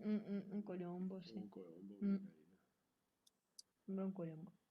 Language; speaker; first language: Italian; native; Italian